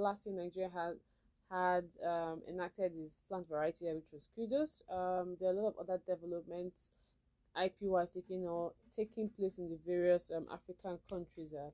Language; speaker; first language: English; non-native, local second language; Igbo